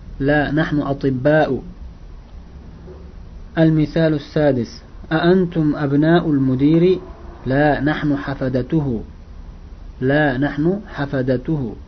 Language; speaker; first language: Arabic; non-native, fluent; Uzbek